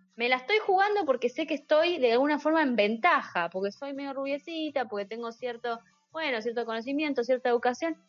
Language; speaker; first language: Spanish; native; Spanish